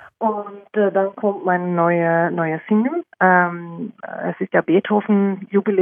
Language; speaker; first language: German; non-native, fluent; Norwegian